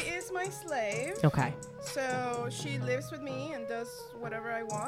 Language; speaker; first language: English; non-native, fluent; Spanish